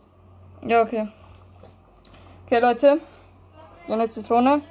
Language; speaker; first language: German; early bilingual, other home language; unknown